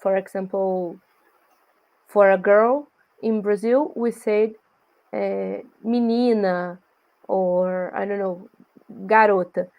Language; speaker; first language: English; non-native, learner; Portuguese